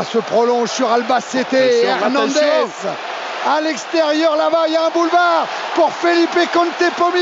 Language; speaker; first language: French; native; French